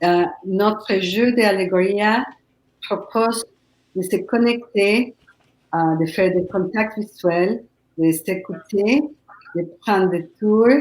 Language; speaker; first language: French; non-native, fluent; Spanish